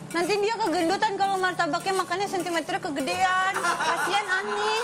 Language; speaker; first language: Indonesian; native; Indonesian